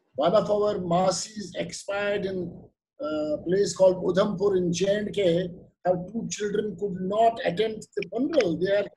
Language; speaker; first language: English; non-native, local second language; Kashmiri